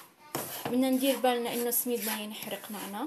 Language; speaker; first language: Arabic; native; Arabic